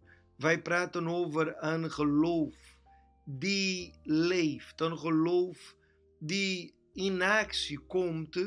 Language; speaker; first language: Dutch; non-native, fluent; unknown